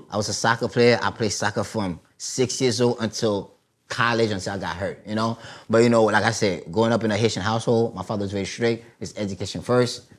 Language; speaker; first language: English; early bilingual, other home language; Haitian Creole